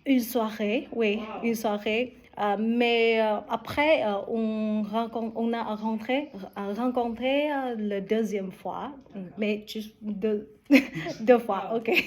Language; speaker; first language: French; non-native, learner; Vietnamese